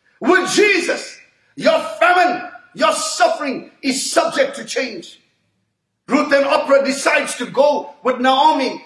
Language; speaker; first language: English; native; English